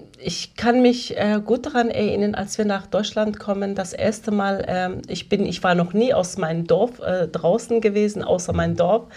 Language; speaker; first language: German; early bilingual, other home language; Kurdish